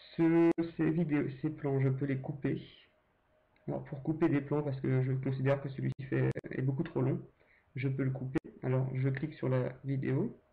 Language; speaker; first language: French; native; French